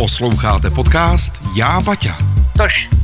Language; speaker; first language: Czech; native; Czech